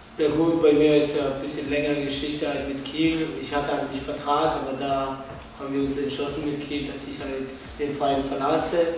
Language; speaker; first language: German; non-native, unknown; Polish